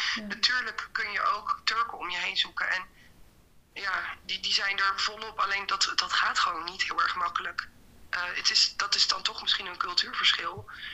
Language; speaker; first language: Dutch; native; Dutch